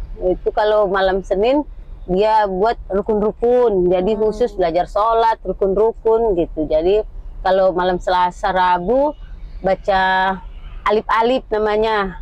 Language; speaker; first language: Indonesian; native; Indonesian